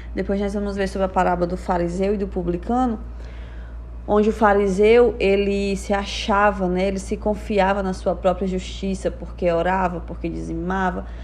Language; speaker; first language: Portuguese; native; Portuguese